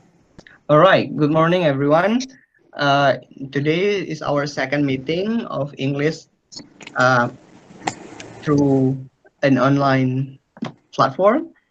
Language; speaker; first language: English; non-native, fluent; Indonesian